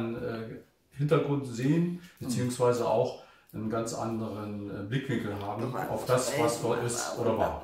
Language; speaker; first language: German; native; German